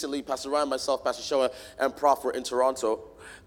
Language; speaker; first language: English; native; English